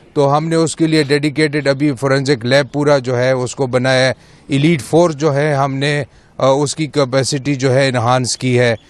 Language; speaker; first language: Urdu; non-native, local second language; Pashto